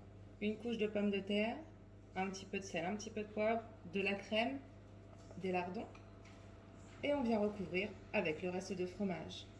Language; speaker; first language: French; native; French